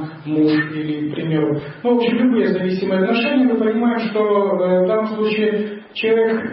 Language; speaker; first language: Russian; native; Russian